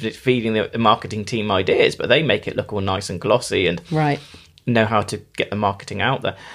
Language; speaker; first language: English; native; English